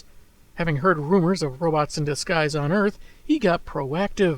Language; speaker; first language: English; native; English